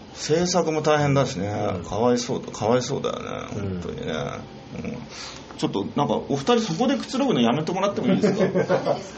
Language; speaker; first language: Japanese; native; Japanese